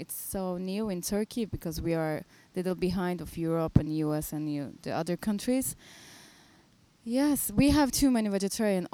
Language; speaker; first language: English; non-native, fluent; Turkish